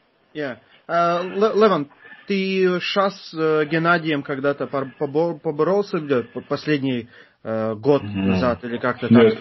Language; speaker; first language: Russian; non-native, fluent; Latvian